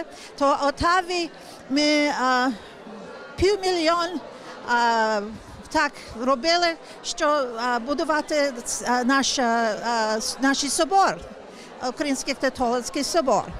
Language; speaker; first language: Ukrainian; early bilingual, heritage; English